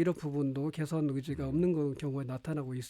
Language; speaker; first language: Korean; native; Korean